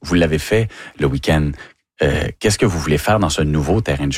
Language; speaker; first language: French; native; French